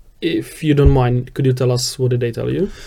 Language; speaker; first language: English; non-native, fluent; Czech